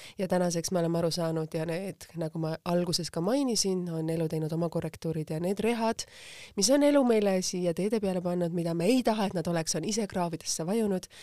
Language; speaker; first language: Estonian; native; Estonian